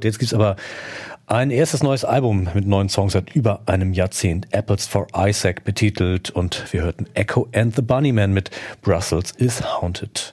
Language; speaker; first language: German; native; German